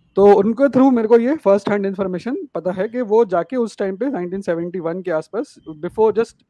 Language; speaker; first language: Hindi; non-native, local second language; Marathi